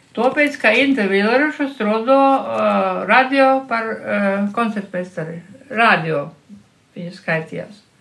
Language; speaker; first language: Latvian; non-native, local second language; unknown